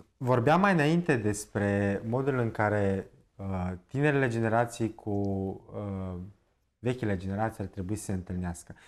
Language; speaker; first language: Romanian; native; Romanian